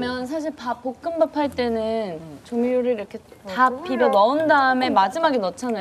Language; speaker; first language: Korean; native; Korean